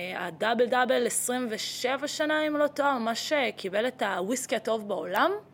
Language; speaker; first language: Hebrew; early bilingual, other home language; Russian